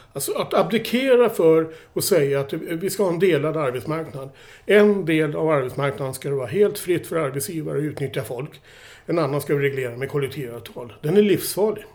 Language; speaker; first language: Swedish; native; Swedish